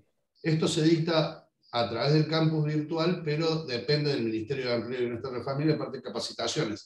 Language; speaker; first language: Spanish; native; Spanish